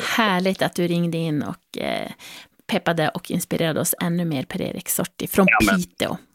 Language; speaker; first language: Swedish; native; Swedish